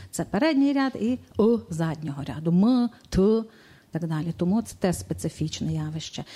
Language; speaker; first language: Ukrainian; native; Ukrainian